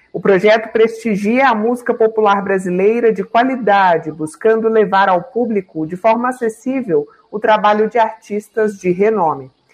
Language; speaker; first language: Portuguese; native; Portuguese